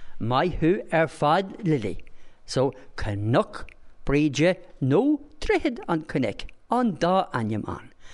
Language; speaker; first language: Irish; non-native, local second language; English